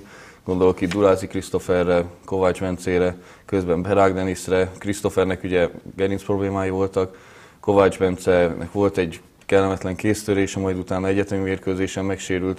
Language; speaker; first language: Hungarian; native; Hungarian